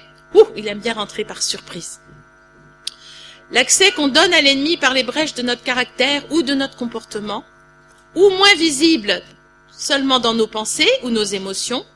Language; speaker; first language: French; native; French